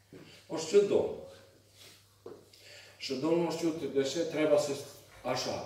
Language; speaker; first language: Romanian; non-native, learner; Serbian